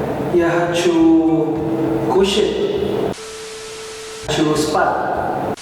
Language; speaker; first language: Russian; non-native, learner; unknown